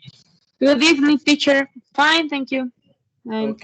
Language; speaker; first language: English; non-native, learner; Spanish